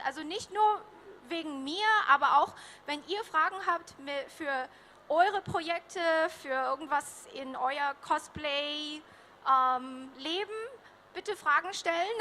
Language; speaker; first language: German; early bilingual, heritage; German